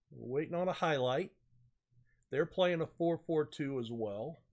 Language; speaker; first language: English; native; English